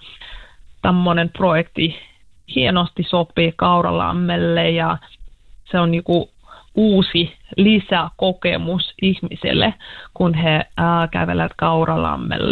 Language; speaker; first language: Finnish; non-native, learner; Russian